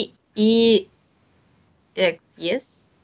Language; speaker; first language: English; non-native, learner; Bashkir